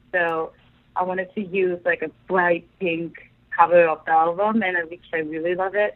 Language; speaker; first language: English; non-native, fluent; Japanese